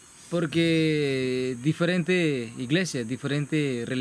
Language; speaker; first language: Spanish; non-native, local second language; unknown